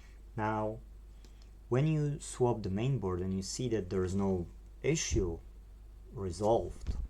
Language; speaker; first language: English; non-native, fluent; Polish